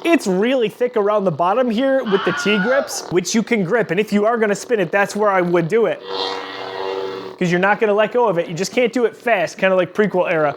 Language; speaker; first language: English; native; English